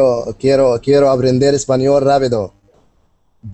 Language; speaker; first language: Spanish; non-native, learner; Arabic